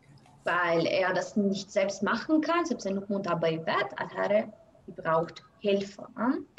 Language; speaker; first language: German; non-native, fluent; Albanian